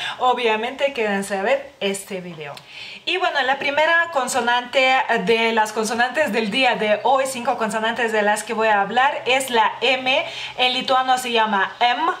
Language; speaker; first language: Spanish; non-native, fluent; Lithuanian